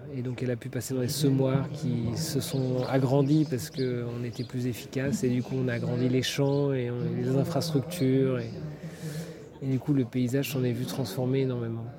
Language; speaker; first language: French; native; French